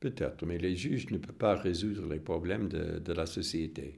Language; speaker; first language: French; non-native, fluent; English